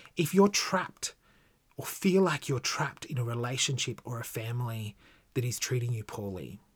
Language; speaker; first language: English; native; English